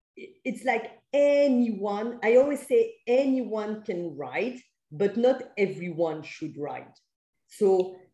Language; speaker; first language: English; non-native, fluent; French